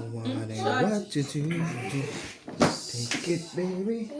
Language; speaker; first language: English; non-native, learner; Filipino